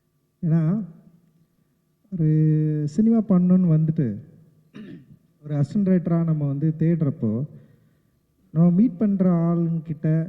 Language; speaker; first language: Tamil; native; Tamil